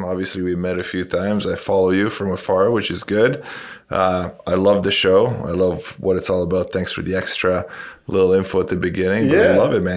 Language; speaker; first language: English; non-native, fluent; Romanian